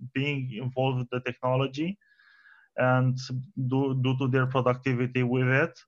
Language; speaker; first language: English; non-native, fluent; Romanian